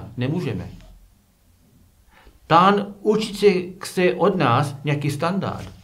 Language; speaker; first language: Czech; non-native, learner; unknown